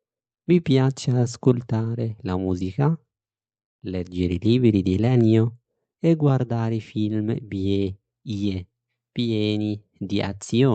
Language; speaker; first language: Italian; non-native, fluent; Arabic